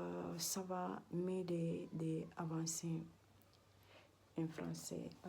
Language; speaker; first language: French; non-native, learner; Dutch